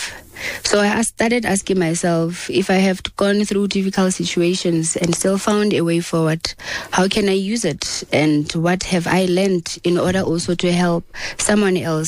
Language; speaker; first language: English; non-native, local second language; Southern Sotho